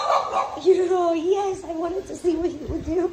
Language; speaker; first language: English; native; English